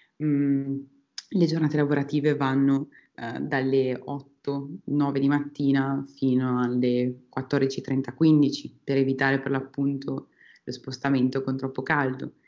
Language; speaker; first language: Italian; native; Italian